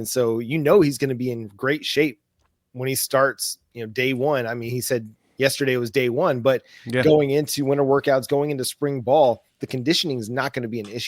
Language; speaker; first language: English; native; English